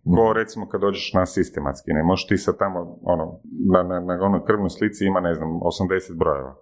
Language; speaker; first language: Croatian; native; Croatian